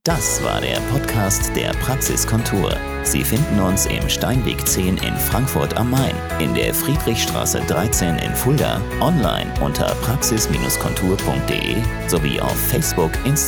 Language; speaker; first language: German; native; German